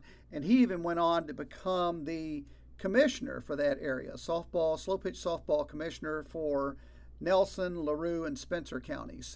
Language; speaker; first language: English; native; English